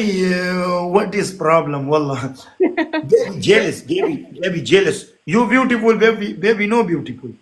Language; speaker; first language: English; non-native, learner; Pashto